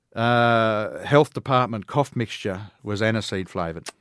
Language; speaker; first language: English; native; English